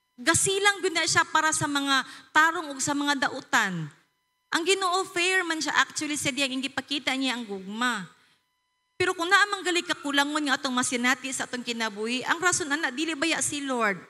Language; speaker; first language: Cebuano; native; Cebuano